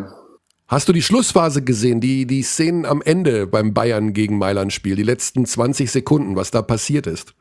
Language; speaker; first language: German; native; German